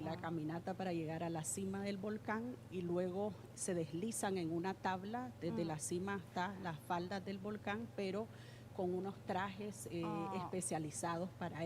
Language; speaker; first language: Spanish; native; Spanish